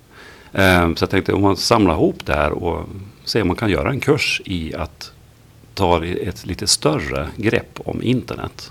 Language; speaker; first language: Swedish; native; Swedish